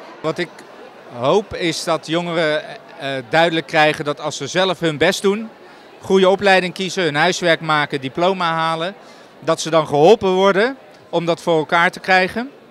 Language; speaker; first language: Dutch; native; Dutch